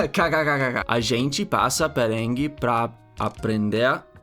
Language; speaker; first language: Portuguese; non-native, learner; English